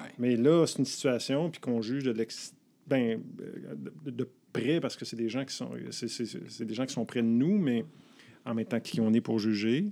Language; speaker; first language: French; native; French